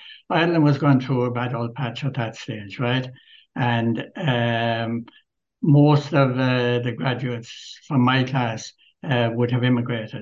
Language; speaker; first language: English; native; English